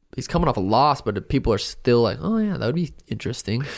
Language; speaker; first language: English; native; English